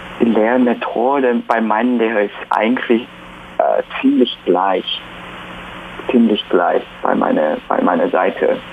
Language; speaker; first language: German; non-native, fluent; Chinese